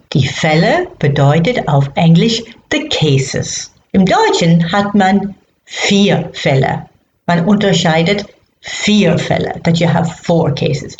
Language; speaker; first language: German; non-native, fluent; English